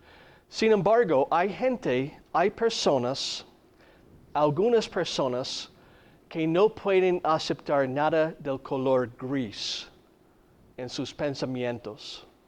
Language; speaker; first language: Spanish; non-native, fluent; English